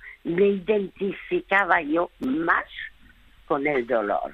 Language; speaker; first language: Spanish; early bilingual, other home language; French